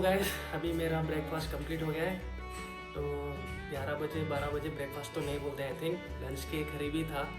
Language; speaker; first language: Hindi; non-native, local second language; Bangla